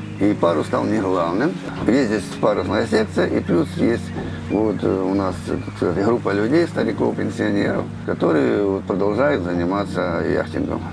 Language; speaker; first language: Russian; non-native, local second language; Ukrainian